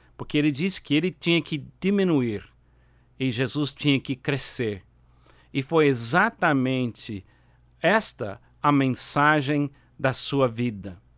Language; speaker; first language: Portuguese; non-native, fluent; English